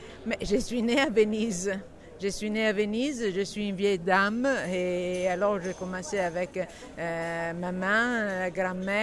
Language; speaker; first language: French; non-native, fluent; Italian